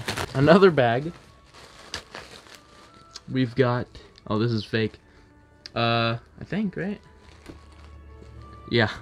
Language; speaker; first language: English; native; English